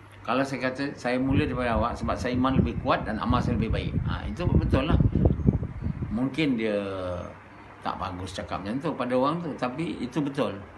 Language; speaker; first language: Malay; native; Malay